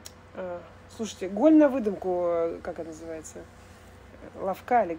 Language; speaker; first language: Russian; native; Russian